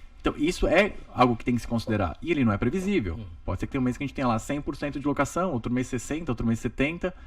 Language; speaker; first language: Portuguese; native; Portuguese